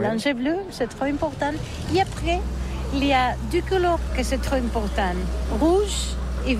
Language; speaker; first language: French; non-native, learner; Catalan